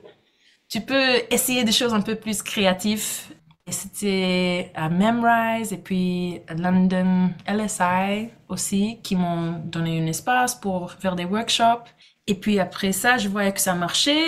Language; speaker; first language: French; non-native, fluent; English